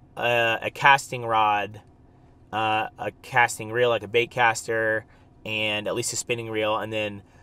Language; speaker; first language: English; native; English